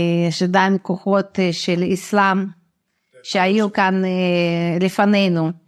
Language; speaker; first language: Hebrew; non-native, fluent; Russian